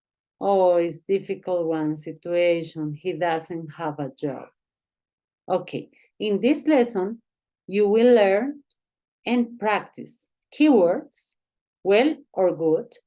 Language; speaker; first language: English; non-native, learner; Spanish